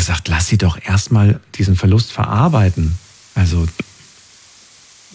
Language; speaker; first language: German; native; German